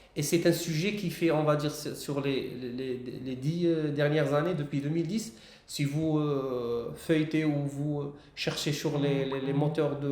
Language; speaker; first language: French; non-native, local second language; Arabic